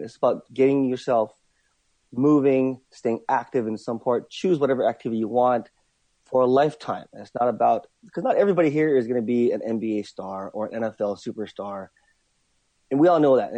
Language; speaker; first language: English; native; English